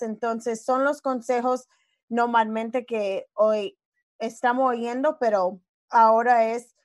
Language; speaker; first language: Spanish; early bilingual, other home language; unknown